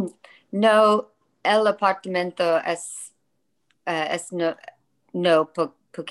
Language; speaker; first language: Spanish; non-native, learner; English